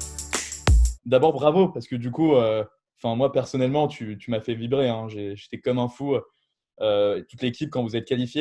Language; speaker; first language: French; native; French